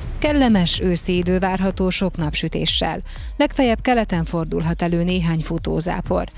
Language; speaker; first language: Hungarian; native; Hungarian